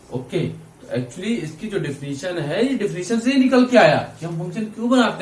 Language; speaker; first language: Hindi; native; Hindi